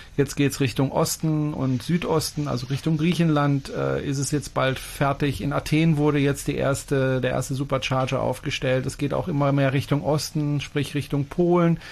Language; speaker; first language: German; non-native, fluent; French